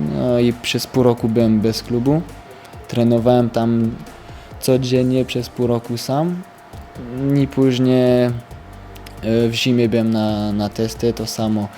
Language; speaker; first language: Polish; early bilingual, heritage; French